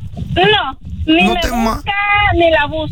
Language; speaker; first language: Spanish; native; Spanish